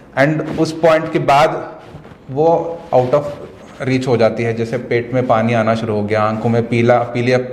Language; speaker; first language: Hindi; non-native, local second language; Kannada